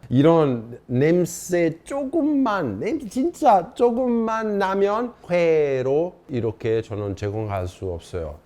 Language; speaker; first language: Korean; non-native, fluent; Italian